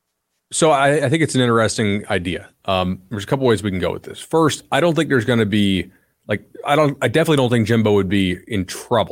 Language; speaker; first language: English; native; English